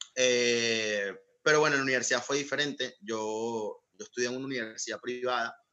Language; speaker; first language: Spanish; native; Spanish